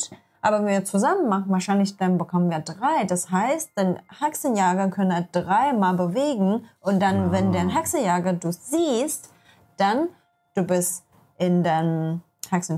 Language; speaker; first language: German; non-native, learner; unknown